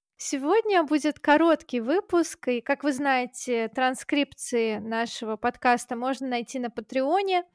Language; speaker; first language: Russian; native; Russian